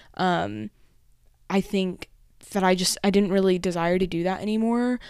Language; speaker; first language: English; native; English